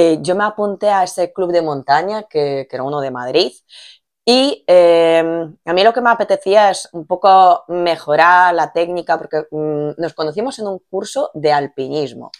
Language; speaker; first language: Spanish; non-native, fluent; Polish